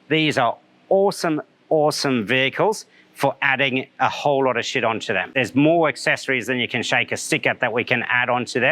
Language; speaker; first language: English; native; English